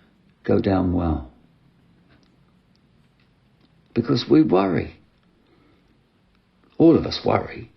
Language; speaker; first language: English; native; English